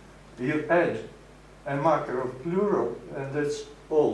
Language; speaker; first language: English; non-native, fluent; Russian